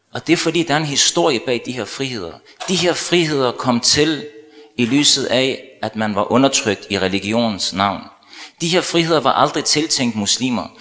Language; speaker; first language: Danish; early bilingual, other home language; Arabic